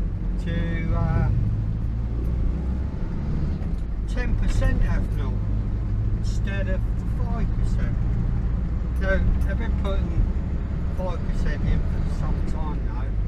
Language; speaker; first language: English; native; English